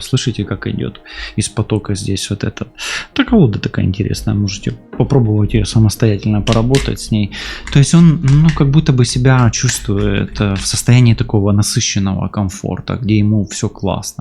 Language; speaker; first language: Russian; native; Russian